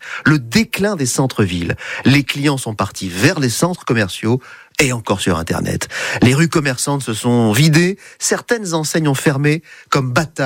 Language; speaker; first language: French; native; French